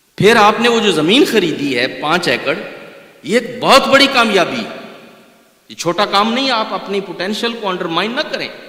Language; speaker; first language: Urdu; non-native, local second language; Punjabi